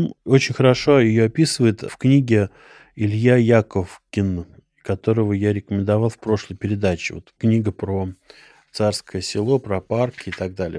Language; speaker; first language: Russian; native; Russian